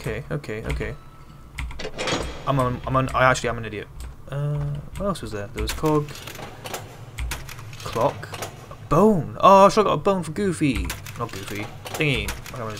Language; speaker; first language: English; native; English